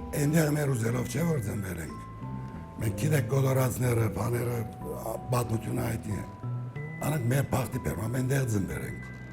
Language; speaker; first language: Armenian; early bilingual, heritage; Armenian